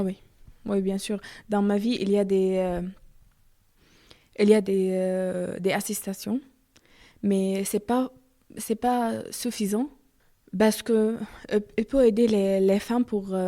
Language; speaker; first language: French; non-native, learner; Arabic